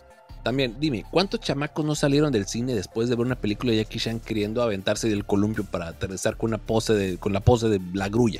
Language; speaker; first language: Spanish; native; Spanish